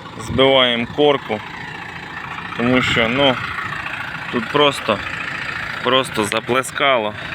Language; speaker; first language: Ukrainian; native; Ukrainian